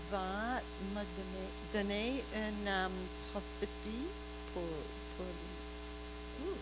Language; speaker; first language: French; non-native, learner; English